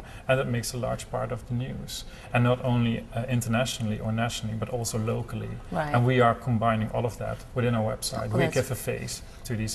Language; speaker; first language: English; non-native, fluent; Dutch